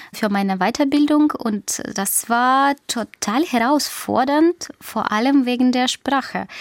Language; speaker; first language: German; non-native, fluent; Russian